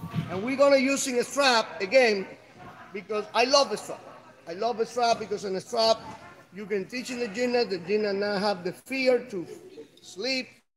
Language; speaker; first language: English; non-native, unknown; Spanish